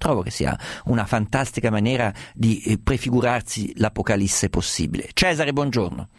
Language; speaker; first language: Italian; native; Italian